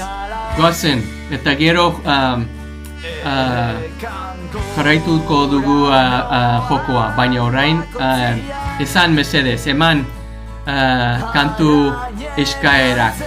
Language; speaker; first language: Basque; non-native, learner; English